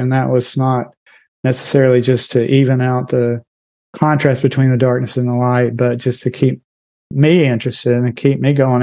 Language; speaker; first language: English; native; English